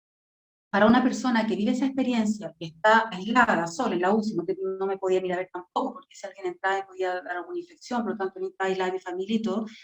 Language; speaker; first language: Spanish; native; Spanish